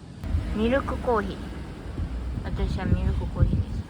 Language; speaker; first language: Japanese; non-native, fluent; Korean